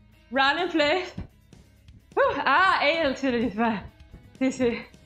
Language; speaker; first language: Spanish; non-native, fluent; German